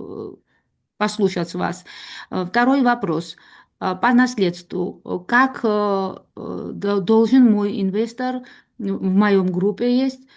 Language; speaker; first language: Russian; non-native, learner; Georgian